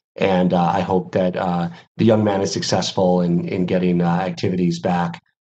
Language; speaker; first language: English; native; English